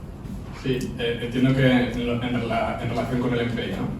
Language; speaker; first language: Spanish; native; Spanish